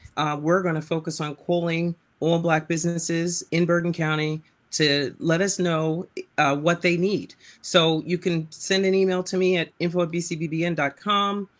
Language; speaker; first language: English; native; English